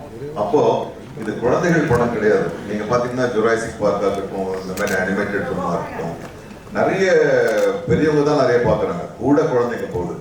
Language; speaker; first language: Tamil; native; Tamil